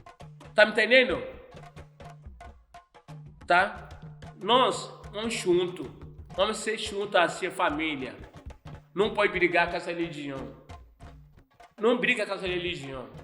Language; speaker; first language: Portuguese; non-native, fluent; Yoruba